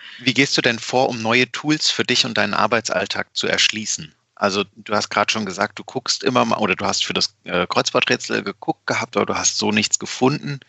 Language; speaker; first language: German; native; German